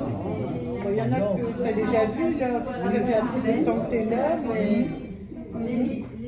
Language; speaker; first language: French; native; French